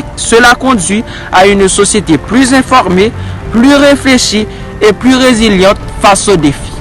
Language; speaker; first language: French; non-native, local second language; Haitian Creole